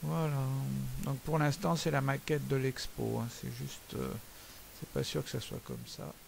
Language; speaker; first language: French; native; French